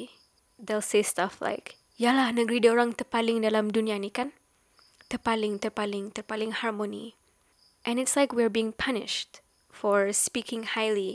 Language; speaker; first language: English; non-native, local second language; Malay